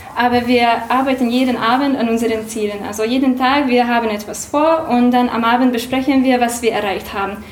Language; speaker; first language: German; non-native, fluent; Hungarian